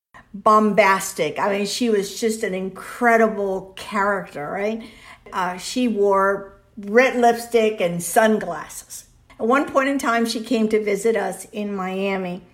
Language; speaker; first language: English; early bilingual, other home language; Spanish